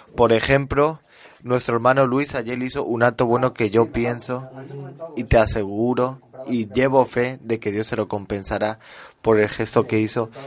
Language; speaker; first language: Spanish; early bilingual, heritage; French